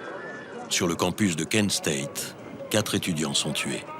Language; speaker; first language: French; native; French